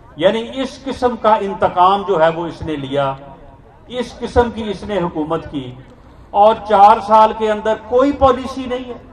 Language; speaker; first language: Urdu; non-native, local second language; Punjabi